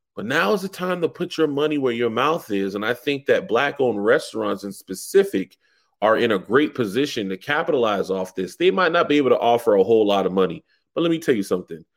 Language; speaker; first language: English; native; English